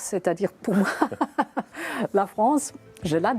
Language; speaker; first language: French; non-native, fluent; German